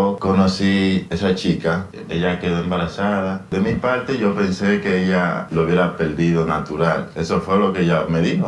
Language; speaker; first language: Spanish; native; Spanish